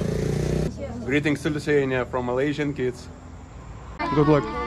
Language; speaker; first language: English; non-native, learner; Lithuanian